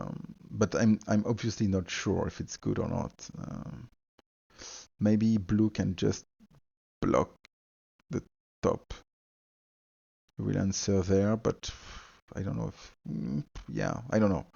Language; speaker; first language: English; non-native, fluent; French